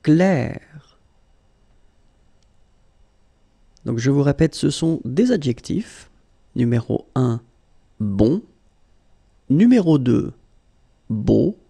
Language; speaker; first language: French; native; French